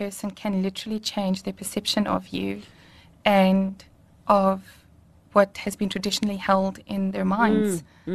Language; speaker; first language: English; native; English